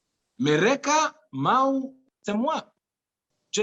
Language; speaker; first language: Indonesian; non-native, fluent; Hebrew